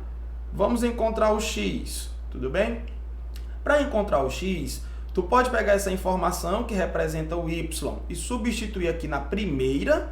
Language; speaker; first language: Portuguese; native; Portuguese